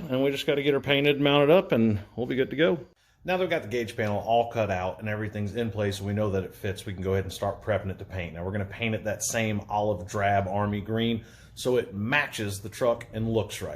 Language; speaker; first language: English; native; English